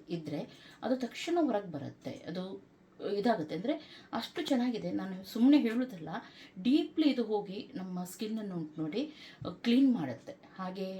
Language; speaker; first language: Kannada; non-native, local second language; Konkani